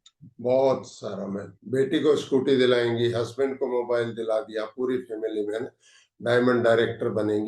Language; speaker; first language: Hindi; native; Hindi